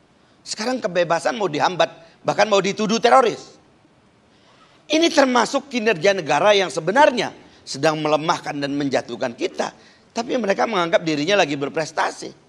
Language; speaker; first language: Indonesian; native; Indonesian